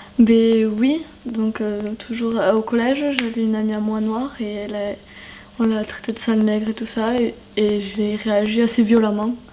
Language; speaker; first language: French; early bilingual, other home language; Spanish